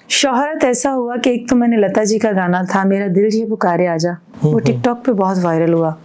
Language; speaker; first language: Urdu; non-native, local second language; Punjabi